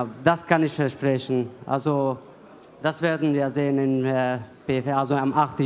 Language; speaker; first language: German; non-native, learner; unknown